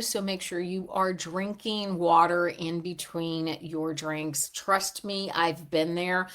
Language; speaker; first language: English; native; English